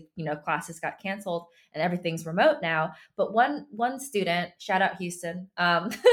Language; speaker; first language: English; early bilingual, other home language; Chinese